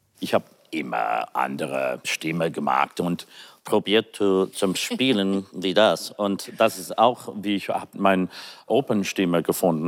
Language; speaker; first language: German; non-native, fluent; English